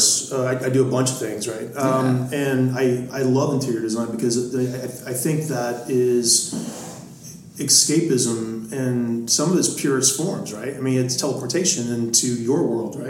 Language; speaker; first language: English; native; English